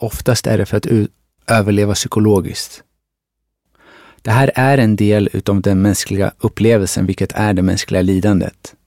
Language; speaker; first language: Swedish; early bilingual, other home language; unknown